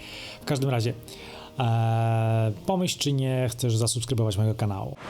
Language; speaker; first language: Polish; native; Polish